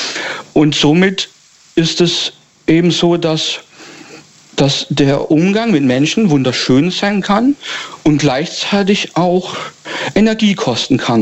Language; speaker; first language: German; native; German